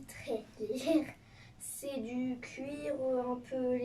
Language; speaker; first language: French; native; French